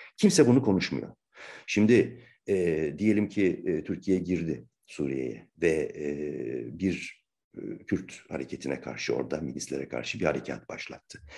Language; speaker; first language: Turkish; native; Turkish